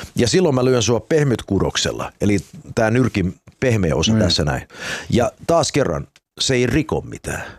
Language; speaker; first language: Finnish; early bilingual, heritage; Finnish